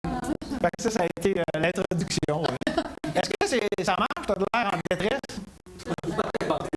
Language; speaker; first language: French; native; French